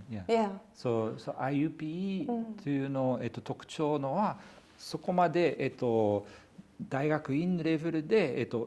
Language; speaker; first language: Japanese; non-native, fluent; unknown